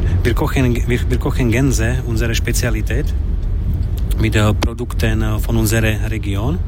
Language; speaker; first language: German; non-native, learner; Slovak